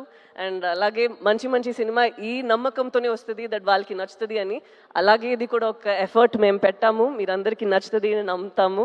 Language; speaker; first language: Telugu; non-native, local second language; Tamil